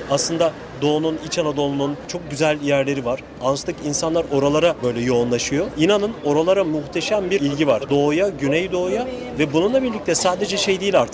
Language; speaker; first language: Turkish; native; Turkish